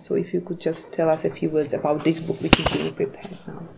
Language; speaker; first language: English; non-native, fluent; Czech